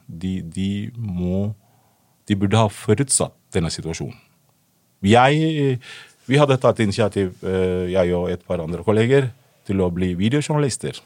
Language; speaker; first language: Norwegian; non-native, fluent; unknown